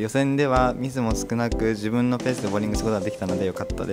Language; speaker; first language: Japanese; native; Japanese